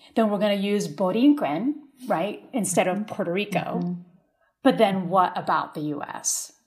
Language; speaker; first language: English; early bilingual, other home language; Spanish